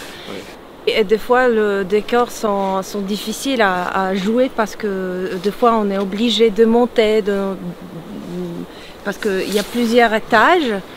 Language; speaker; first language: French; non-native, fluent; Polish